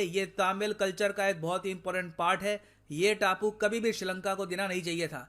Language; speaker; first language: Hindi; native; Hindi